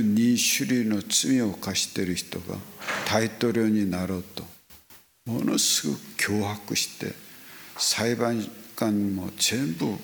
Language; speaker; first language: Japanese; non-native, fluent; Korean